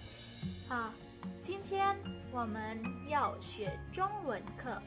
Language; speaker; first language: Chinese; non-native, fluent; Indonesian